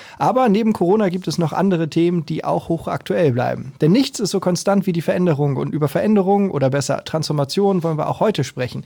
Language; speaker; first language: German; native; German